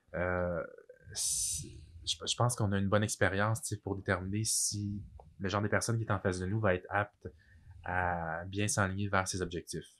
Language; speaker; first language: French; native; French